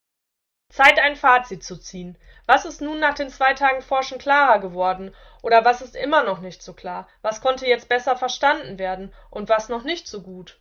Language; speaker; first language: German; native; German